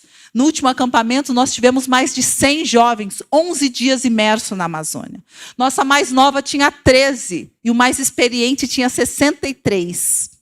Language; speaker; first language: Portuguese; native; Portuguese